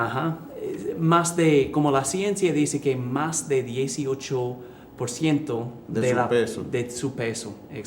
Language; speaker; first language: Spanish; early bilingual, heritage; English